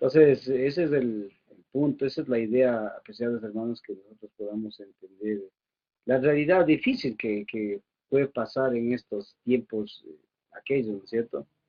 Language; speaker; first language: Spanish; native; Spanish